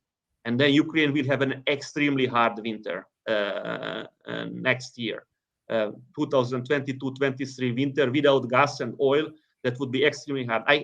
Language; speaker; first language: English; non-native, fluent; Hungarian